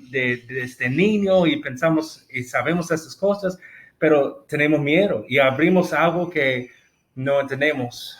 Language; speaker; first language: Spanish; non-native, fluent; English